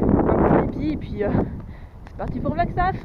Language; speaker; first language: French; native; French